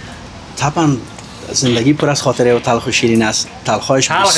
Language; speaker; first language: Persian; native; Persian